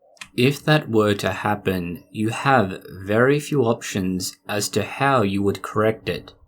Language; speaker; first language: English; native; English